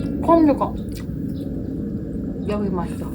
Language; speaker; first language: Korean; non-native, fluent; Ukrainian